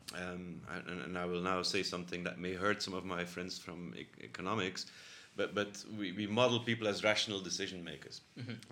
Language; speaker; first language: English; non-native, fluent; Dutch